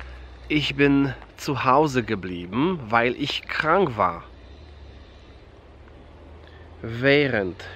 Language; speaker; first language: German; non-native, fluent; Polish